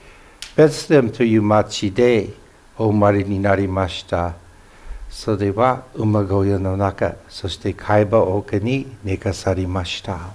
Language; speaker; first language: Japanese; non-native, fluent; English